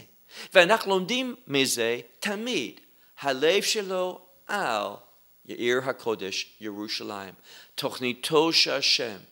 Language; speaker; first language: Hebrew; non-native, fluent; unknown